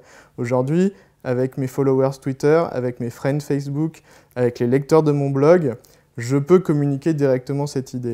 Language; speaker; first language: French; native; French